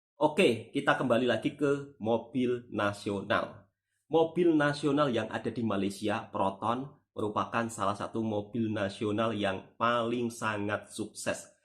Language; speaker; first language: Indonesian; native; Indonesian